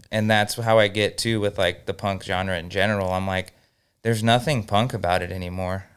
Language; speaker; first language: English; native; English